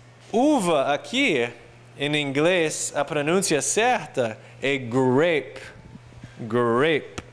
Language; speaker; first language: Portuguese; non-native, fluent; English